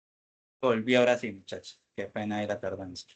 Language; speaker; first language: Spanish; native; Spanish